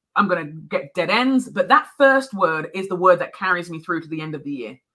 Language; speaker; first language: English; native; English